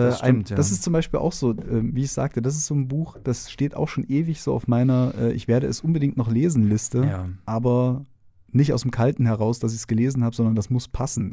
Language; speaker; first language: German; native; German